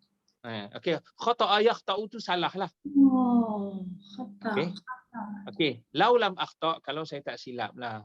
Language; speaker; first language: Indonesian; non-native, local second language; Malay